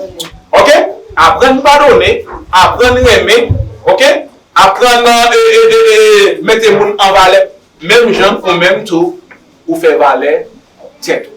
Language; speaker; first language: French; non-native, learner; Haitian Creole